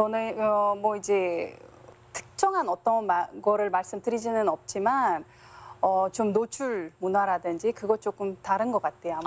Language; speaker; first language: Korean; non-native, fluent; Uzbek